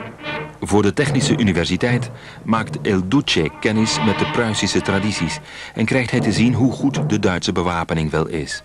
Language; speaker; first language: Dutch; native; Dutch